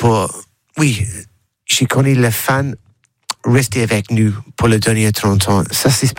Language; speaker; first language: French; non-native, learner; English